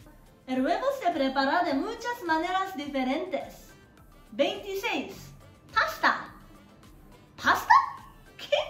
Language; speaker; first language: Spanish; non-native, fluent; Japanese